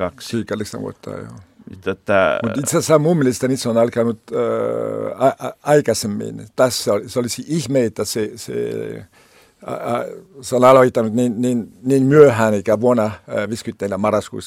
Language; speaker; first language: Finnish; non-native, learner; French